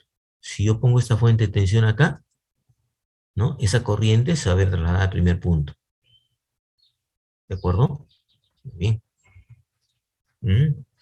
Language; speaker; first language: Spanish; native; Spanish